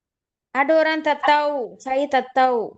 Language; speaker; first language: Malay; non-native, local second language; Tamil